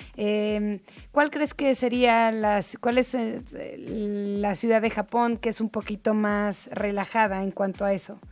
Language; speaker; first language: Spanish; native; Spanish